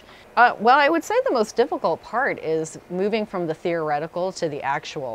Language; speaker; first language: English; native; English